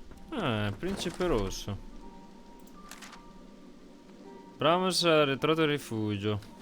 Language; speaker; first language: Italian; native; Italian